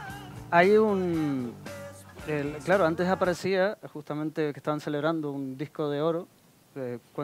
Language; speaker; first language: Spanish; native; Spanish